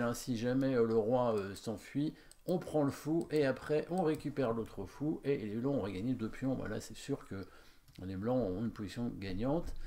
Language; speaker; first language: French; native; French